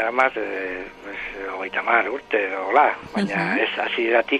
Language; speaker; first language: Basque; non-native, local second language; Spanish